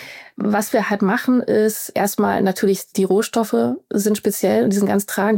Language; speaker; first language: German; native; German